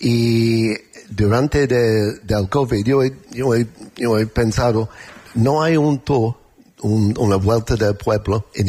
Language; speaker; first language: Spanish; non-native, learner; English